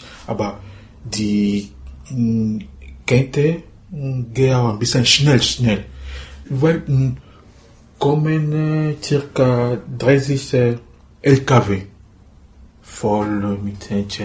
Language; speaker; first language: German; non-native, learner; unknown